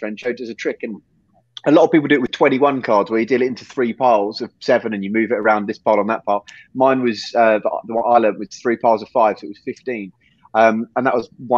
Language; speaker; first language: English; native; English